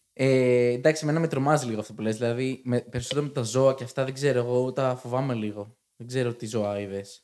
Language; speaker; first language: Greek; native; Greek